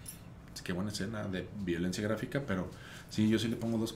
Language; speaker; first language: Spanish; native; Spanish